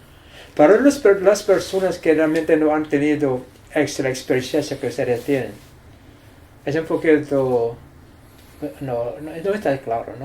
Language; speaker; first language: Spanish; non-native, fluent; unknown